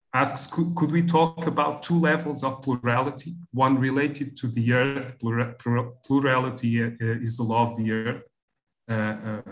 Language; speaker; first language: English; non-native, fluent; Portuguese